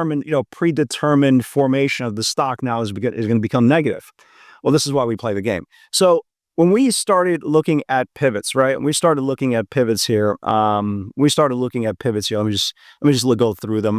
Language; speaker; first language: English; native; English